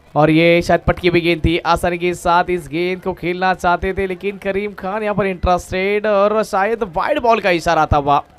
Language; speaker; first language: Hindi; non-native, local second language; Marathi